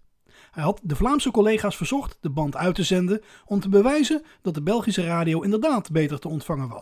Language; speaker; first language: Dutch; native; Dutch